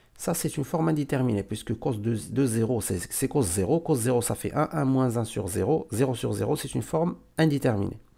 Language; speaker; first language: French; non-native, local second language; Arabic